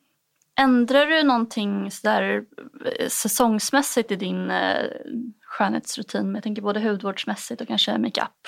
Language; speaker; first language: Swedish; native; Swedish